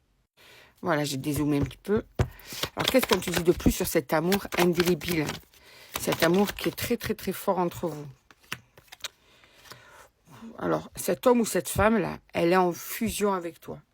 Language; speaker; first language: French; native; French